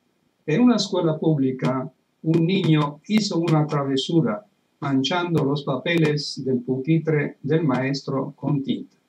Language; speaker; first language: Spanish; non-native, fluent; Italian